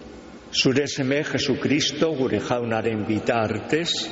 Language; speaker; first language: Basque; native; Basque